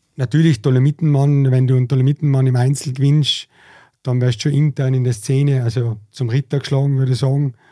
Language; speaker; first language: German; native; German